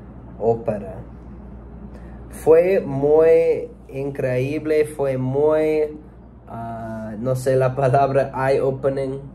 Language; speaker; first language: Spanish; non-native, learner; English